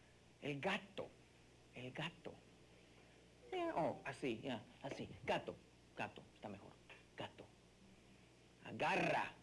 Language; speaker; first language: Spanish; non-native, fluent; English